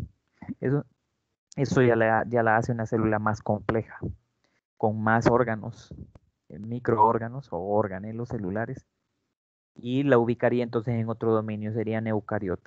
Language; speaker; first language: Spanish; native; Spanish